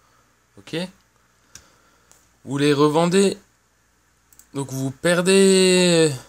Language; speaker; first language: French; native; French